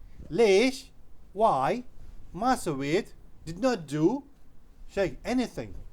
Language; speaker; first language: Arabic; non-native, fluent; Urdu